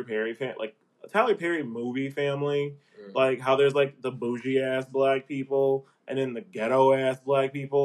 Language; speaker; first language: English; native; English